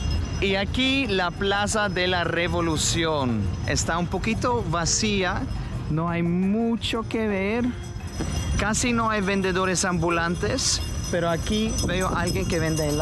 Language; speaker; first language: Spanish; non-native, fluent; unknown